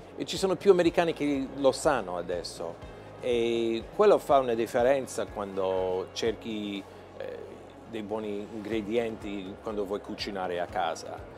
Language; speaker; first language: Italian; non-native, fluent; English